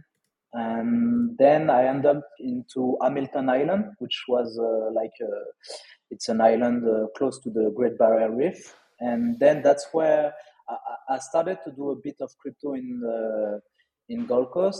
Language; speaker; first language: English; non-native, fluent; French